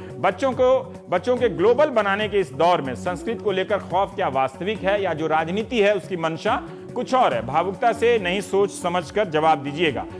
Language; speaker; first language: Hindi; non-native, local second language; Bhojpuri